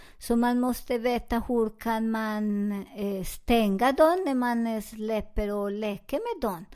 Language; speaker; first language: Swedish; non-native, learner; Spanish